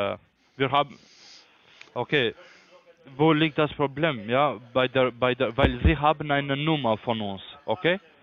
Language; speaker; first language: German; non-native, learner; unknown